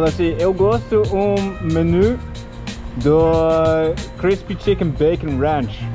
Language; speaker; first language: Portuguese; non-native, learner; Dutch